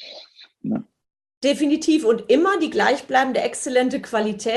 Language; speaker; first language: German; native; German